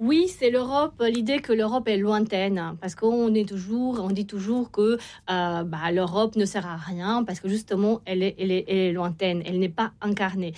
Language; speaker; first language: French; non-native, fluent; Romanian